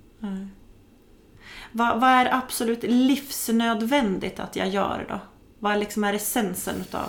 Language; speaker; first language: Swedish; native; Swedish